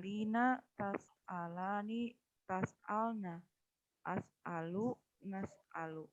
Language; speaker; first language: Arabic; non-native, learner; Indonesian